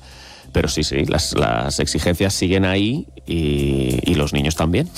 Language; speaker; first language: Spanish; native; Spanish